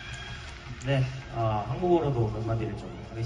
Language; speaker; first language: Japanese; non-native, learner; Korean